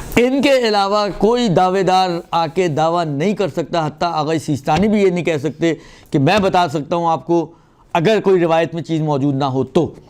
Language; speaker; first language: Urdu; non-native, local second language; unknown